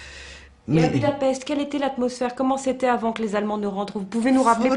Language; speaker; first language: French; native; French